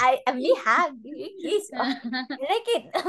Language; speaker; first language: English; non-native, learner; Cebuano